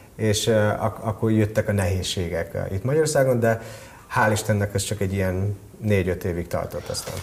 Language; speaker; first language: Hungarian; early bilingual, heritage; Hungarian